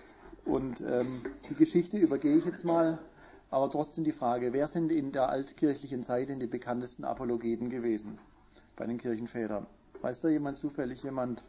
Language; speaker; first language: German; native; German